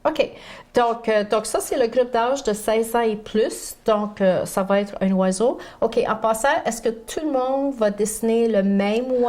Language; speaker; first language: French; native; French